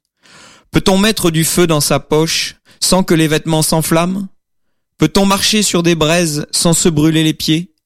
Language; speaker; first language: French; native; French